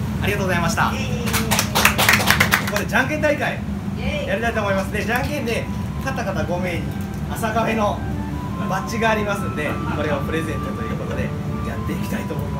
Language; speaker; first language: Japanese; native; Japanese